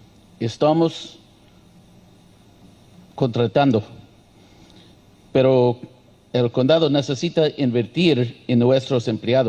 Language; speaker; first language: Spanish; non-native, learner; English